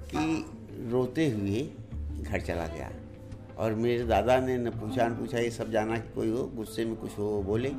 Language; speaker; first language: Hindi; native; Hindi